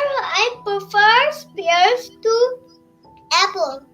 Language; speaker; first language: English; non-native, learner; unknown